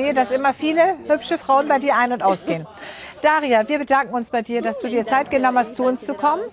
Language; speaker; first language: German; native; German